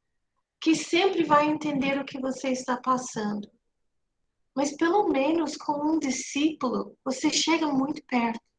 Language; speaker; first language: Portuguese; non-native, fluent; English